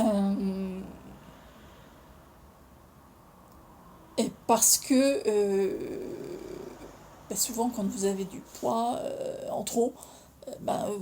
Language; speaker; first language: French; native; French